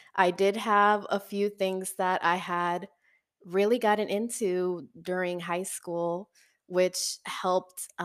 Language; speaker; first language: English; early bilingual, other home language; Spanish